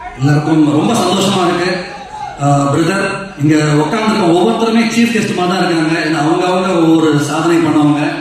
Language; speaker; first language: Tamil; native; Tamil